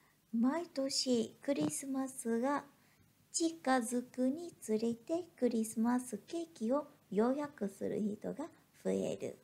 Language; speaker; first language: Japanese; non-native, fluent; Vietnamese